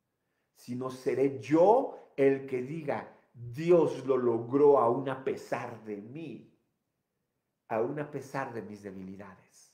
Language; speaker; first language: Spanish; native; Spanish